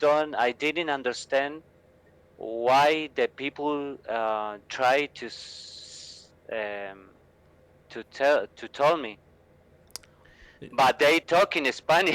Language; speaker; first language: English; non-native, learner; Spanish